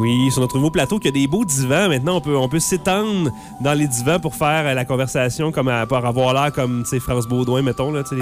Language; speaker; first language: French; native; French